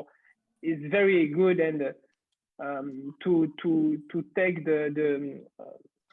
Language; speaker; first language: English; non-native, learner; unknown